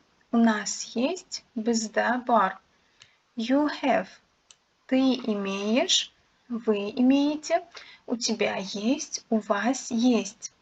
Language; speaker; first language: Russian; non-native, local second language; Uzbek